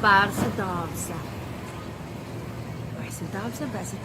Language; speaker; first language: Polish; non-native, learner; Filipino